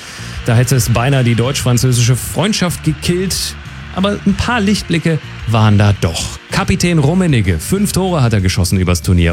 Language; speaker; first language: German; native; German